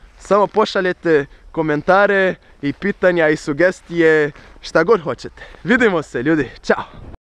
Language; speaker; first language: Serbian; non-native, fluent; Portuguese